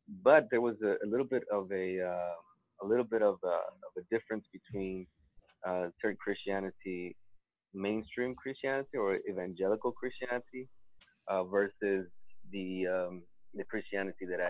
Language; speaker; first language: English; native; English